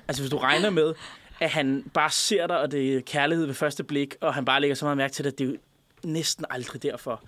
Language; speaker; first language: Danish; native; Danish